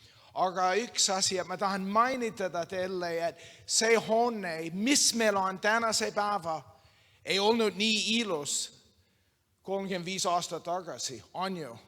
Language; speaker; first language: Estonian; non-native, learner; English